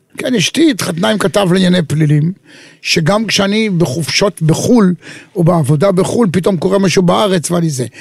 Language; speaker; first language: Hebrew; native; Hebrew